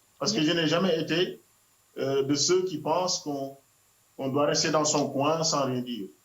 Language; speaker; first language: French; non-native, local second language; Wolof